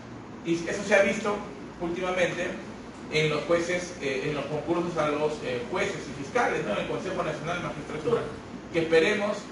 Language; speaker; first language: Spanish; native; Spanish